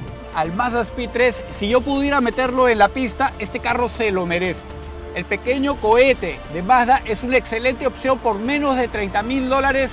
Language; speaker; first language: Spanish; native; Spanish